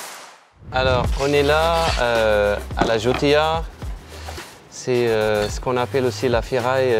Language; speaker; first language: French; non-native, local second language; Arabic